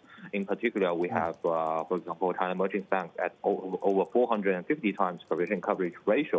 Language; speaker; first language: English; non-native, fluent; Chinese